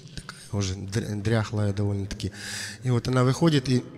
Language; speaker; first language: Russian; non-native, local second language; Ukrainian